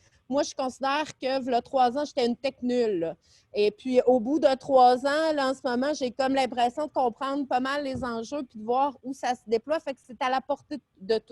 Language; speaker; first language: French; native; French